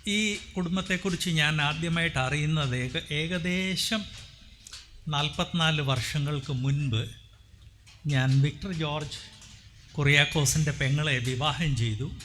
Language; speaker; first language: Malayalam; non-native, local second language; Hindi